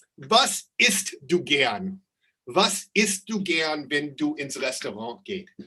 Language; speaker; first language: German; non-native, fluent; English